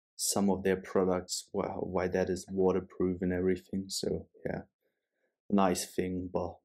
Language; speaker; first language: English; non-native, fluent; German